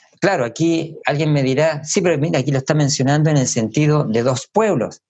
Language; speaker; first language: Spanish; native; Spanish